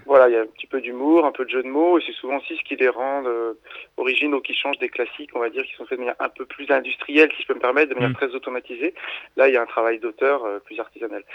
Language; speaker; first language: French; native; French